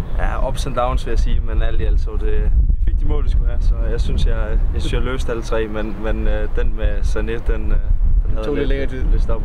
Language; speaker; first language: Danish; native; Danish